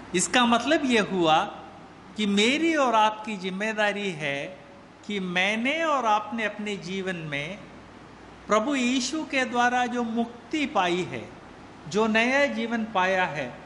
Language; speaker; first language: Hindi; native; Hindi